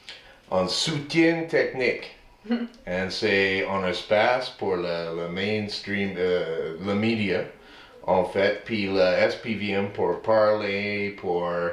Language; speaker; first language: French; non-native, learner; English